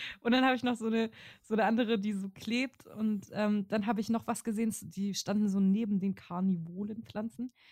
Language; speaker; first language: German; native; German